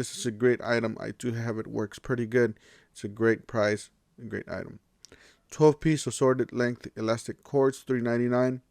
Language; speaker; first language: English; native; English